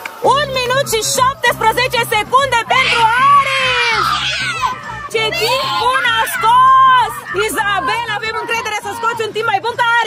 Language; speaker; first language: Romanian; native; Romanian